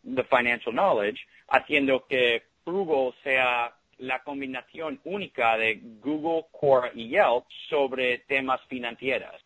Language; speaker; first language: Spanish; early bilingual, heritage; Spanish